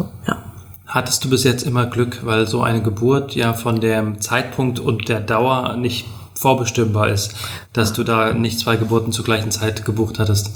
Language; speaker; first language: German; native; German